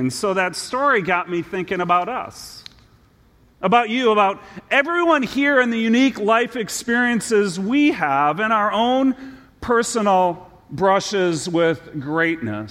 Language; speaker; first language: English; native; English